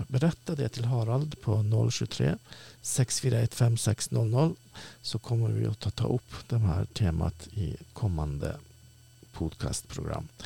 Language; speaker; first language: Swedish; native; Swedish